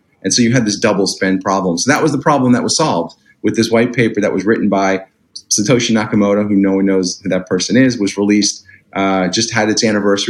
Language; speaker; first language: English; native; English